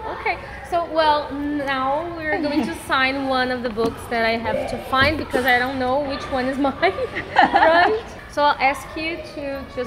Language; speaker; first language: English; non-native, fluent; Portuguese